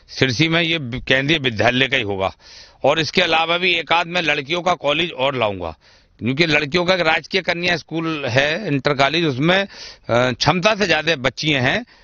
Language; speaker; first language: Hindi; native; Hindi